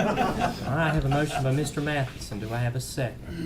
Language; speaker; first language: English; native; English